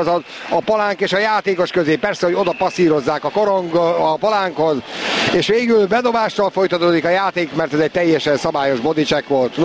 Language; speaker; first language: Hungarian; native; Hungarian